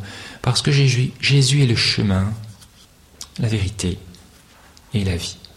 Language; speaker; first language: French; native; French